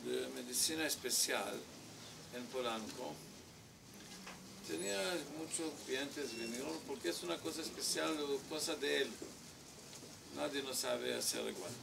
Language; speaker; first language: Spanish; non-native, learner; Hebrew